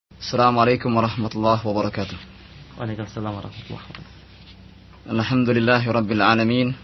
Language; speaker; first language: Arabic; non-native, fluent; Indonesian